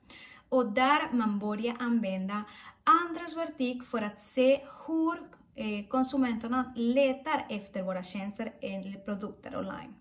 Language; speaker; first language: Swedish; non-native, fluent; Spanish